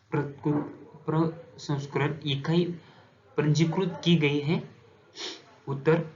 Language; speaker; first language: Hindi; non-native, local second language; Marathi